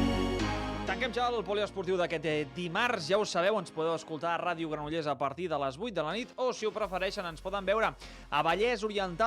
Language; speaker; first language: Catalan; native; Catalan